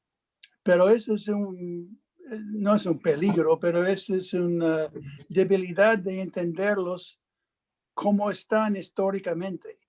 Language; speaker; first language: Spanish; non-native, fluent; English